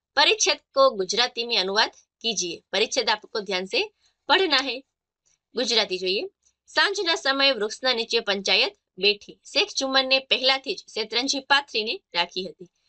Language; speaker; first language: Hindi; non-native, local second language; Gujarati